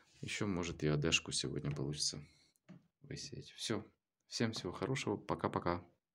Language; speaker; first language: Russian; native; Russian